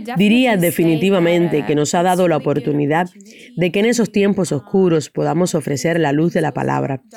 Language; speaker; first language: Spanish; non-native, fluent; Ukrainian